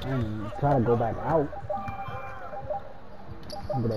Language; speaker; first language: English; native; English